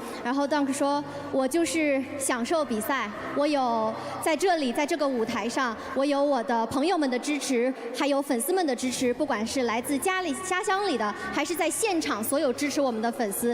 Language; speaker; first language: Chinese; native; Chinese